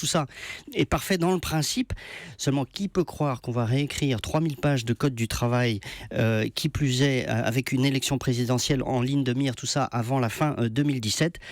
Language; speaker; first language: French; native; French